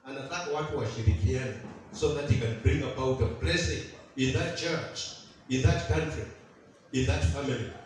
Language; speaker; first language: English; non-native, local second language; Swahili